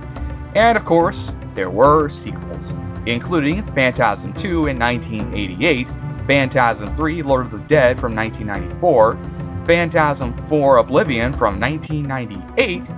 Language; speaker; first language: English; native; English